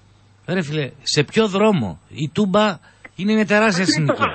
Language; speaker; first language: Greek; native; Greek